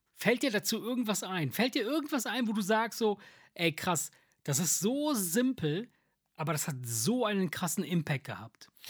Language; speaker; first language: German; early bilingual, other home language; Italian